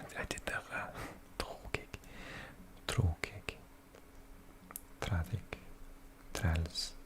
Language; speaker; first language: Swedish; non-native, learner; English